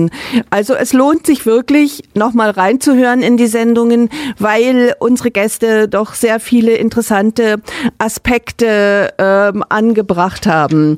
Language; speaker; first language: German; native; German